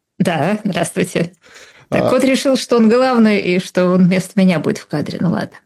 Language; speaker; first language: Russian; native; Russian